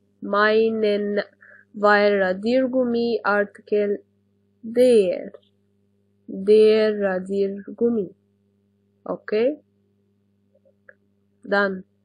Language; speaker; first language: German; non-native, fluent; Arabic